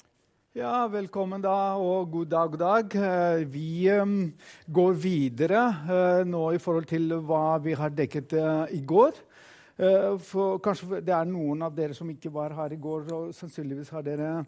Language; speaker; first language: Norwegian; non-native, fluent; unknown